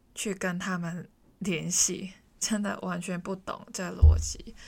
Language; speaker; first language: Chinese; non-native, local second language; Cantonese